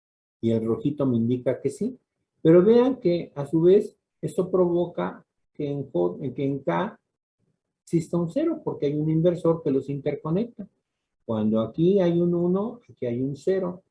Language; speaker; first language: Spanish; native; Spanish